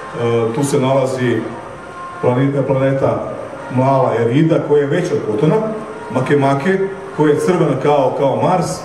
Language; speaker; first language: Serbian; native; Serbian